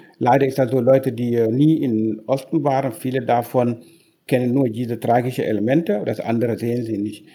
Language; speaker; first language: German; non-native, fluent; Wolof